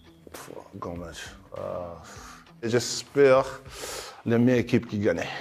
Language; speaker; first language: French; non-native, learner; English